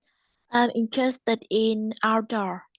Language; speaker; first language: English; non-native, learner; Vietnamese